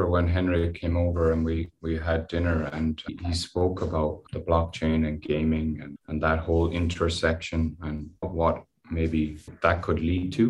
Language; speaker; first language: English; native; English